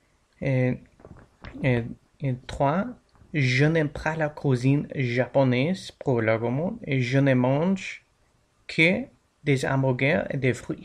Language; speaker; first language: French; non-native, learner; English